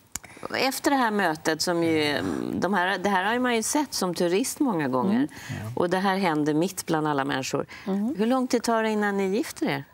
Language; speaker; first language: Swedish; native; Swedish